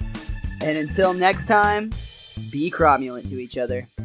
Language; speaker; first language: English; native; English